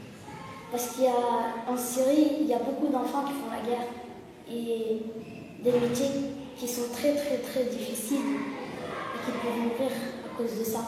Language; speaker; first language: French; early bilingual, other home language; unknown